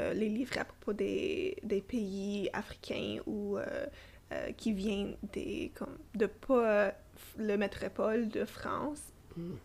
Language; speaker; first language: French; non-native, fluent; English